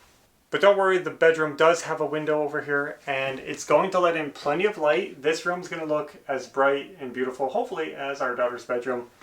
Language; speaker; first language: English; native; English